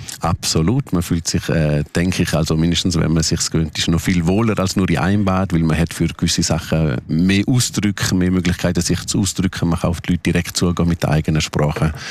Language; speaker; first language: German; non-native, local second language; Romansh